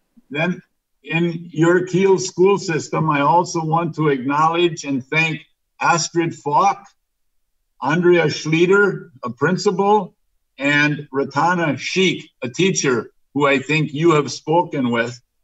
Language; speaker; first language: English; native; English